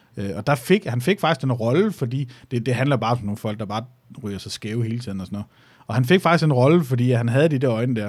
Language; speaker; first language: Danish; native; Danish